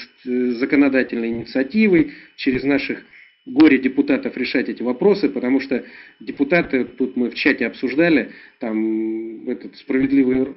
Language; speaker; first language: Russian; native; Russian